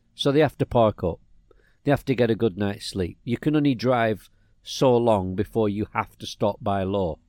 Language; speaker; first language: English; native; English